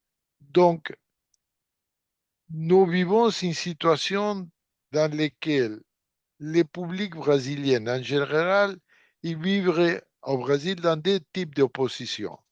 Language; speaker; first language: French; non-native, fluent; Portuguese